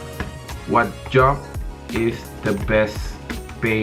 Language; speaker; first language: English; non-native, learner; Indonesian